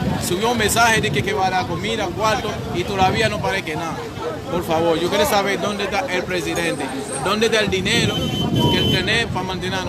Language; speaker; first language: Spanish; non-native, fluent; Haitian Creole